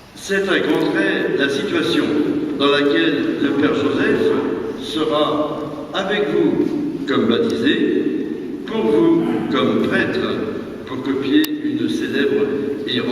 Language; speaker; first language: French; native; French